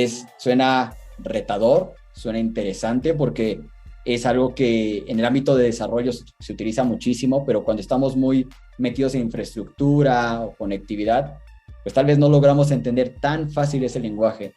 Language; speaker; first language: Spanish; native; Spanish